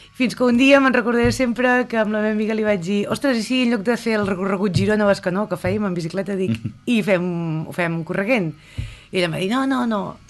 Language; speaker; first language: Catalan; native; Catalan